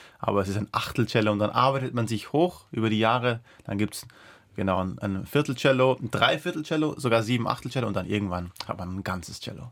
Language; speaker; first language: German; non-native, local second language; Persian